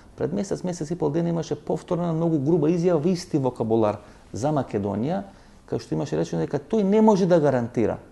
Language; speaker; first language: Macedonian; non-native, local second language; Albanian